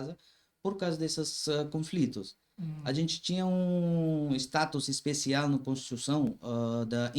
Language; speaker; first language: Portuguese; non-native, learner; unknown